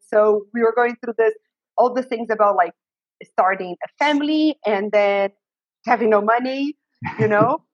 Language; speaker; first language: English; non-native, fluent; Portuguese